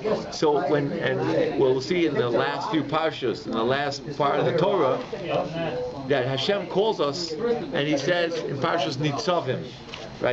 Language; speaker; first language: English; native; English